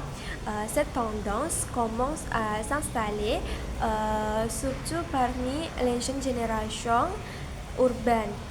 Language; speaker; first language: French; non-native, learner; Indonesian